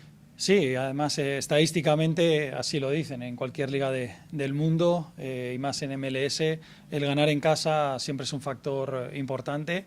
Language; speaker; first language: Spanish; native; Spanish